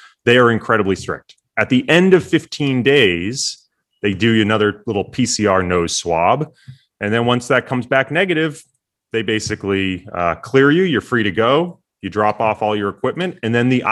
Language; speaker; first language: English; native; English